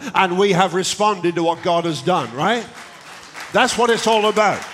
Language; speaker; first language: English; native; English